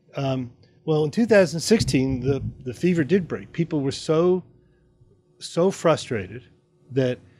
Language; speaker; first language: English; native; English